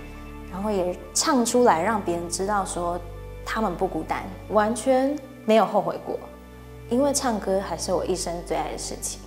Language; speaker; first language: Chinese; native; Chinese